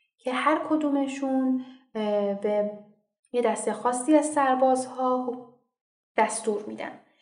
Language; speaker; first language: Persian; native; Persian